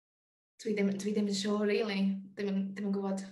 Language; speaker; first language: Welsh; non-native, learner; English